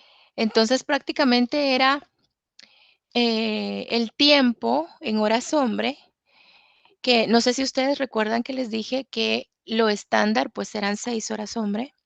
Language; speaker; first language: Spanish; native; Spanish